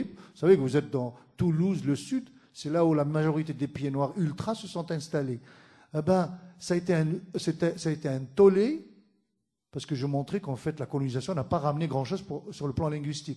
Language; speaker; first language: French; non-native, local second language; Arabic